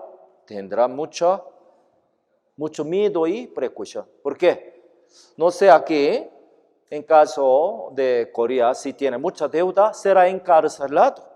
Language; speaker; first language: Spanish; non-native, fluent; Korean